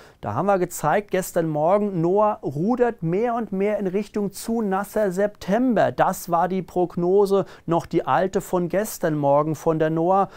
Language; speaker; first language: German; native; German